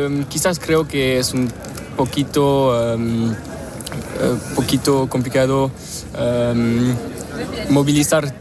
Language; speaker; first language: Spanish; non-native, learner; French